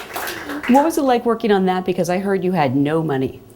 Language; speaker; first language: English; native; English